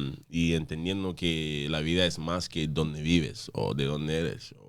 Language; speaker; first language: Spanish; early bilingual, other home language; English